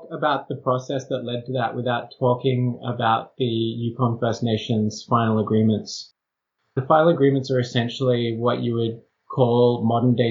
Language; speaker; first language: English; native; English